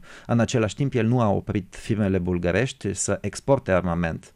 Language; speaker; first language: Romanian; non-native, fluent; Bulgarian